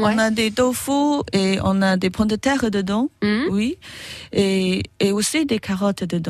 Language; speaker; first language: French; non-native, learner; Chinese